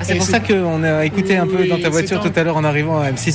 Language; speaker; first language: French; native; French